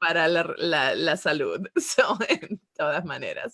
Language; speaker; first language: Spanish; non-native, fluent; English